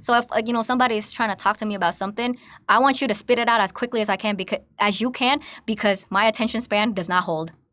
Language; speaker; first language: English; early bilingual, other home language; Indonesian